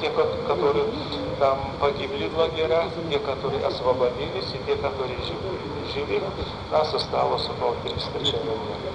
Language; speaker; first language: Russian; non-native, fluent; Lithuanian